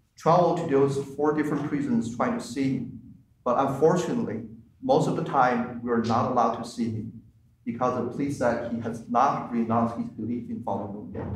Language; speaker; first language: English; non-native, fluent; Chinese